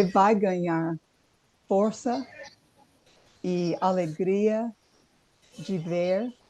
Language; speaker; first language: Portuguese; non-native, fluent; English